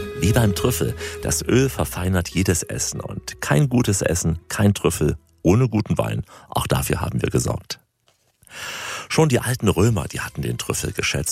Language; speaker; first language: German; native; German